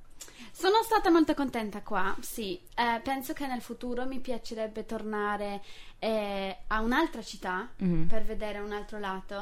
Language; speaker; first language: Italian; non-native, fluent; English